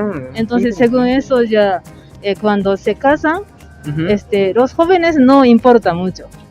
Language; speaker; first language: Spanish; non-native, learner; Japanese